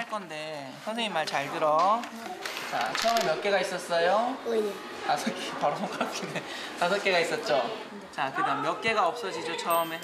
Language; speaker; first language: Korean; native; Korean